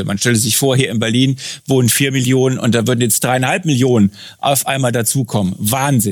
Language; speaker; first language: German; native; German